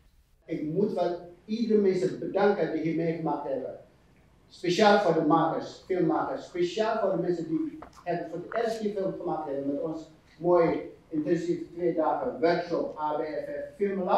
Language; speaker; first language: Dutch; non-native, fluent; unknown